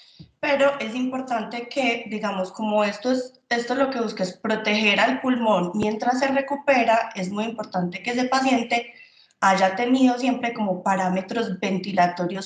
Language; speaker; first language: Spanish; native; Spanish